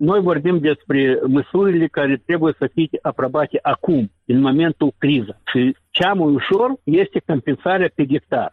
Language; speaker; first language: Romanian; non-native, local second language; Russian